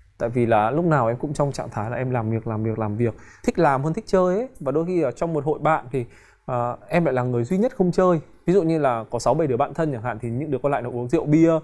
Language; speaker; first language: Vietnamese; native; Vietnamese